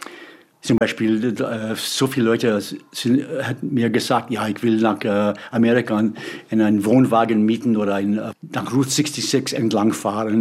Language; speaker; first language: German; non-native, fluent; English